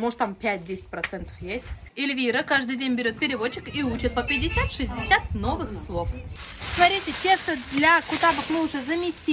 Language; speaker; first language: Russian; native; Russian